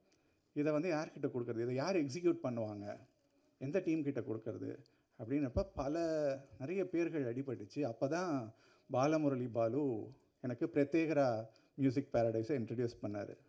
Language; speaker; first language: Tamil; native; Tamil